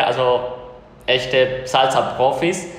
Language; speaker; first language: German; non-native, fluent; Spanish